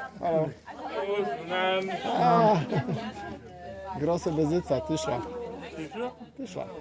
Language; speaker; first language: German; non-native, learner; Polish